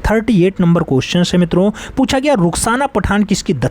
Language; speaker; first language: Hindi; native; Hindi